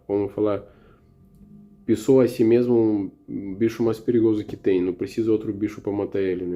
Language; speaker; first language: Portuguese; non-native, learner; Russian